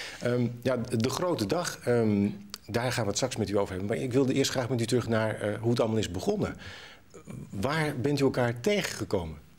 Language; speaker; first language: Dutch; native; Dutch